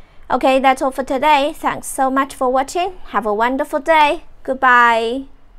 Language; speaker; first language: English; non-native, fluent; Chinese